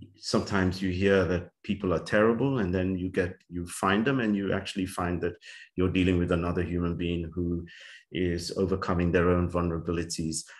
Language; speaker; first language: English; native; English